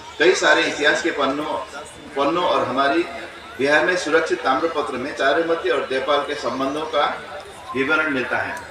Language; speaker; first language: Hindi; non-native, fluent; Newari